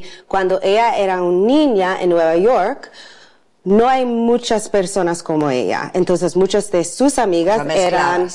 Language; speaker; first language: Spanish; non-native, learner; English